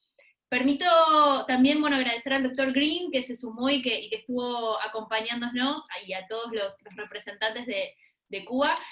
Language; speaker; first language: Spanish; native; Spanish